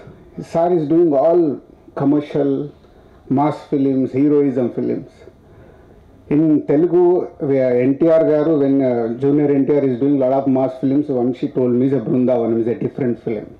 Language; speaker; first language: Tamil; non-native, learner; Telugu